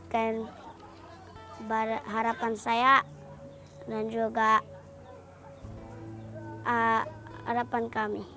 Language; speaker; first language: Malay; early bilingual, other home language; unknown